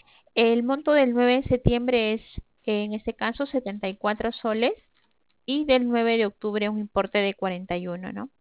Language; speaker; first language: Spanish; native; Spanish